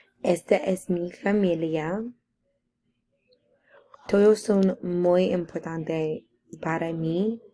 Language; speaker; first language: Spanish; non-native, learner; English